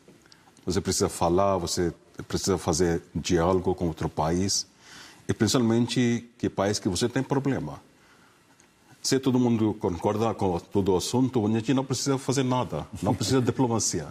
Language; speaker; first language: Portuguese; non-native, fluent; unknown